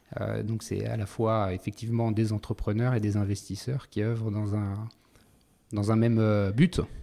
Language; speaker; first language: French; native; French